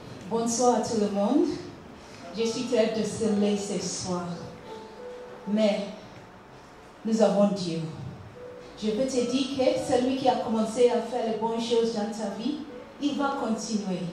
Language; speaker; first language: French; non-native, fluent; English